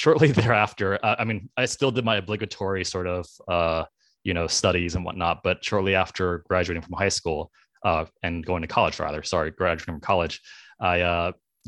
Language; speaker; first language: English; native; English